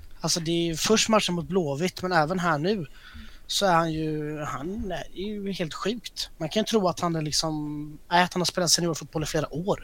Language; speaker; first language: Swedish; native; Swedish